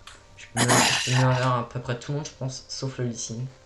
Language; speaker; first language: French; native; French